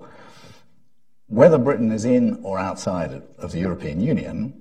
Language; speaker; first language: English; native; English